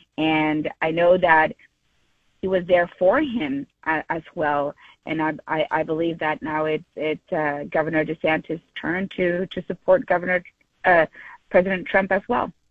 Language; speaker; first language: English; early bilingual, other home language; Spanish